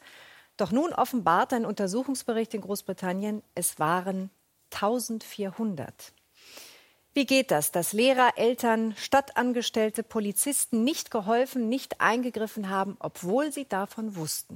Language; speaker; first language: German; native; German